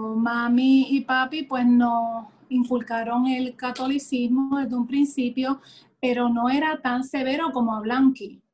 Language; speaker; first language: Spanish; native; Spanish